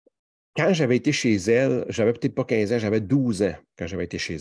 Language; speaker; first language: French; native; French